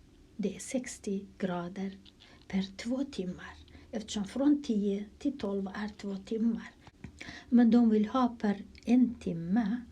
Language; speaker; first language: Swedish; non-native, fluent; Kurdish